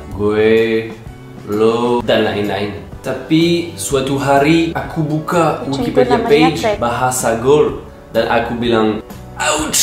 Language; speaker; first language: Indonesian; non-native, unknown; French